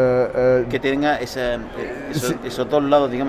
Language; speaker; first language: Spanish; native; Spanish